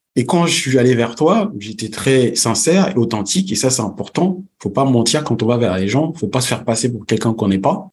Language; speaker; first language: French; early bilingual, other home language; Fula